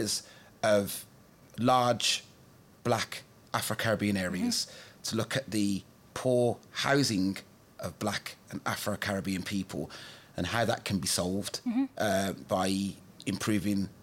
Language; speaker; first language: English; native; English